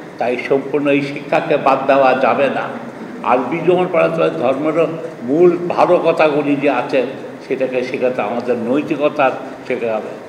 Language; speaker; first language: Bangla; native; Bangla